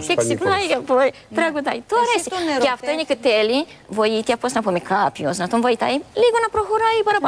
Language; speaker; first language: Greek; non-native, learner; Romanian